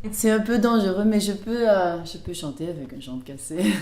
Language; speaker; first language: French; non-native, local second language; Dutch